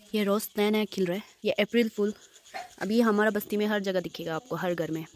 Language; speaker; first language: Hindi; non-native, local second language; Nyishi